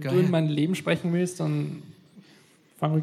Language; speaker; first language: German; native; German